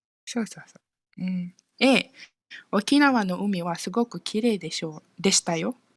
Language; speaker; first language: Japanese; non-native, fluent; Malay